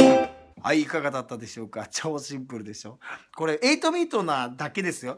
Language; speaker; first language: Japanese; native; Japanese